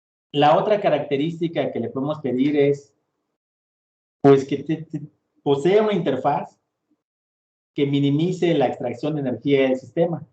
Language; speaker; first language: Spanish; native; Spanish